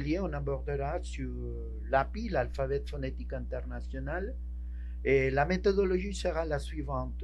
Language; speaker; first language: French; non-native, fluent; Spanish